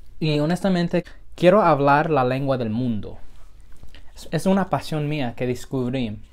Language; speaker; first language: Spanish; early bilingual, heritage; Spanish